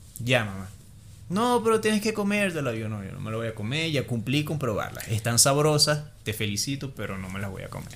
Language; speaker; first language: Spanish; native; Spanish